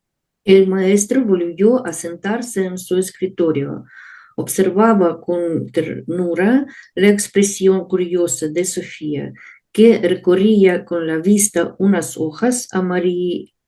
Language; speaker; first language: Spanish; non-native, learner; Russian